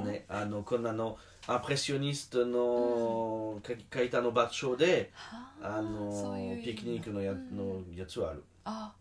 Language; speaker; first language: Japanese; non-native, learner; French